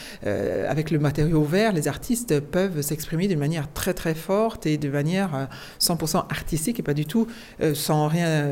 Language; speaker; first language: French; native; French